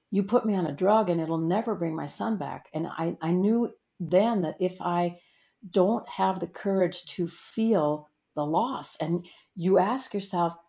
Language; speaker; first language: English; native; English